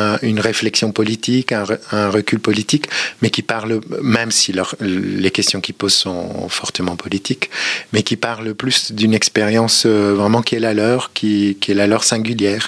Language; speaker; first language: French; native; French